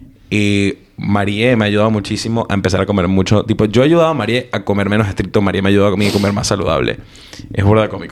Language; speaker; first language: Spanish; early bilingual, heritage; Spanish